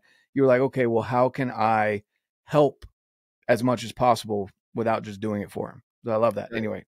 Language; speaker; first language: English; native; English